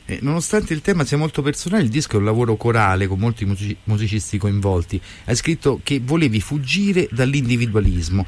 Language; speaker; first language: Italian; native; Italian